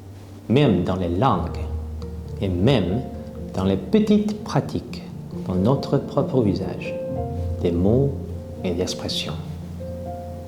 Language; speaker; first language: French; non-native, fluent; Korean